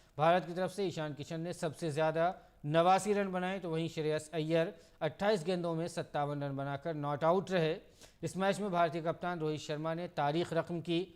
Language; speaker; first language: Urdu; native; Urdu